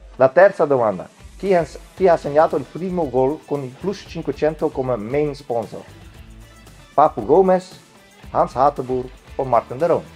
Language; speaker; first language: Italian; non-native, fluent; Dutch